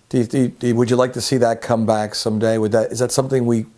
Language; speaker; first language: English; native; English